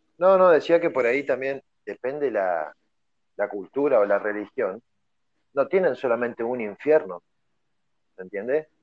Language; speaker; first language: Spanish; native; Spanish